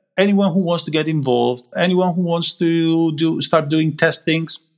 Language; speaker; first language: English; non-native, fluent; Greek